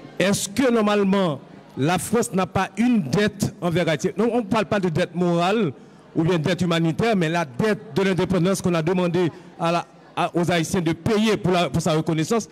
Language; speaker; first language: French; non-native, local second language; Haitian Creole